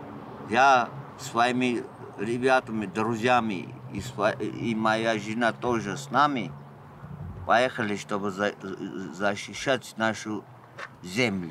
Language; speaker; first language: Russian; non-native, local second language; Armenian